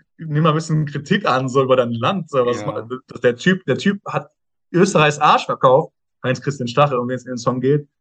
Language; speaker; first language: German; native; German